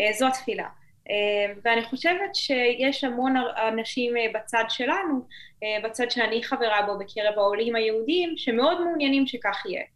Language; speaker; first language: Hebrew; native; Hebrew